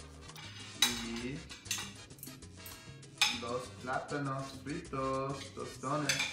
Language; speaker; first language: Spanish; non-native, learner; English